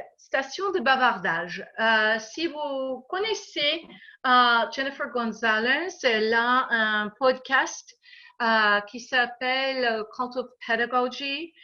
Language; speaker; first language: French; non-native, fluent; English